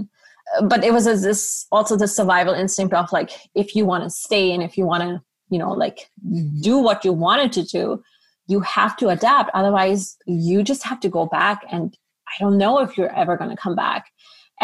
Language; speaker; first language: English; non-native, local second language; Urdu